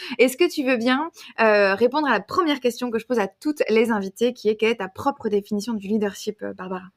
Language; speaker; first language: French; native; French